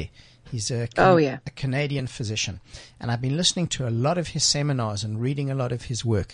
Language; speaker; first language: English; native; English